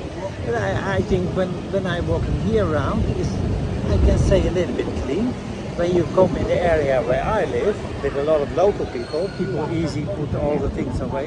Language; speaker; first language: English; non-native, learner; Dutch